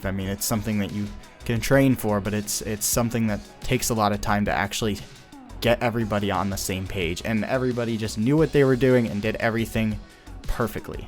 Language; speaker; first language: English; native; English